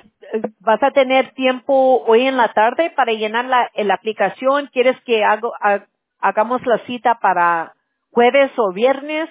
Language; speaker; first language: Spanish; early bilingual, heritage; English